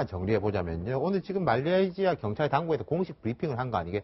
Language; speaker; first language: Korean; native; Korean